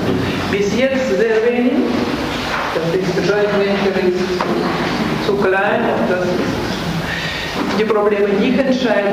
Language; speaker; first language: German; non-native, learner; Russian